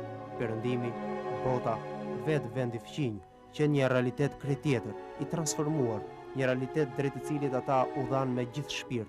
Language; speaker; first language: Albanian; native; Albanian